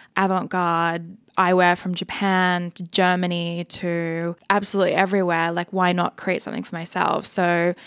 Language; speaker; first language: English; native; English